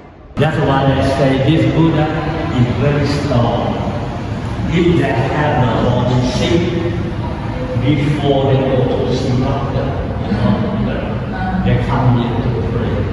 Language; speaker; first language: English; non-native, learner; Thai